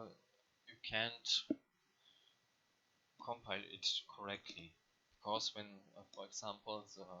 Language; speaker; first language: English; non-native, learner; German